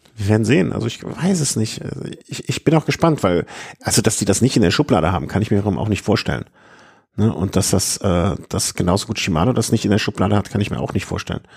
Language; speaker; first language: German; native; German